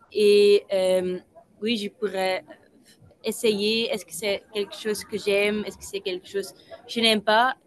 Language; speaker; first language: French; non-native, local second language; Dutch